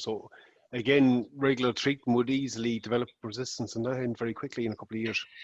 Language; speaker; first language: English; native; English